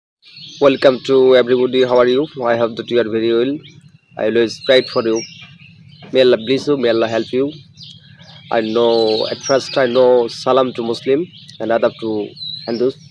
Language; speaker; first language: English; non-native, local second language; Bangla